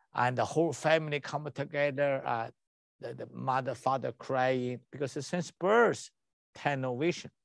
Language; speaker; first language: English; non-native, learner; Chinese